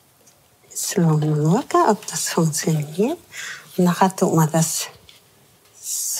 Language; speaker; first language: German; non-native, fluent; Tibetan